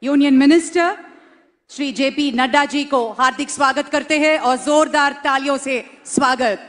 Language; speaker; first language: Hindi; non-native, local second language; Telugu